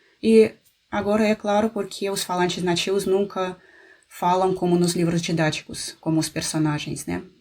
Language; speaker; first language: Portuguese; non-native, fluent; Russian